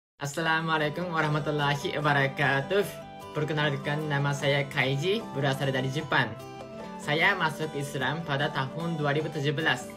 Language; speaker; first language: Indonesian; non-native, fluent; Japanese